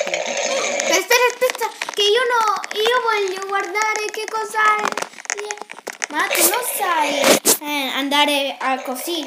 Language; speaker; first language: Italian; non-native, learner; Spanish